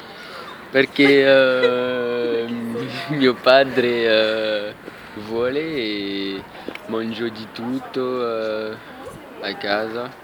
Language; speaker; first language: Italian; non-native, learner; French